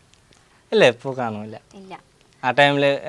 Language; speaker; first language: Malayalam; non-native, local second language; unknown